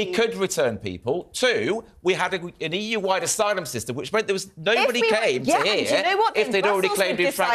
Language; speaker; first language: English; native; English